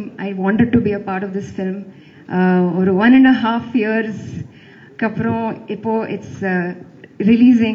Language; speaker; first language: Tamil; non-native, learner; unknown